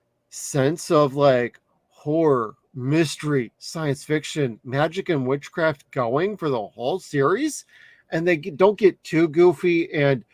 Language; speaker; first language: English; native; English